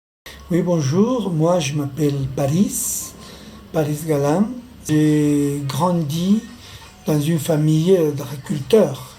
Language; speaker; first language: French; non-native, fluent; Spanish